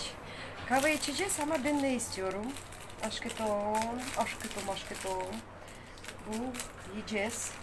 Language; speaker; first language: Turkish; non-native, learner; Russian